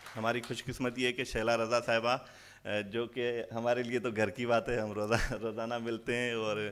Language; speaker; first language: Urdu; non-native, local second language; Sindhi